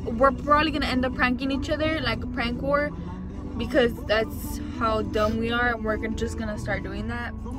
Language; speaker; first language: English; early bilingual, other home language; Spanish